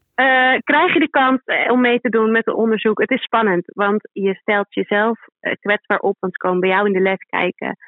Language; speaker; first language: Dutch; native; Dutch